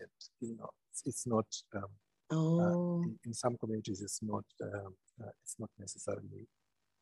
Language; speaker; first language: English; non-native, local second language; Shona